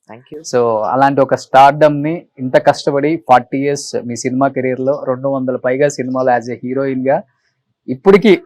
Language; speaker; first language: Telugu; native; Telugu